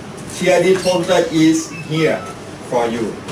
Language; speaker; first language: English; non-native, learner; Thai